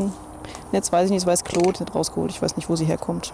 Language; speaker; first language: German; native; German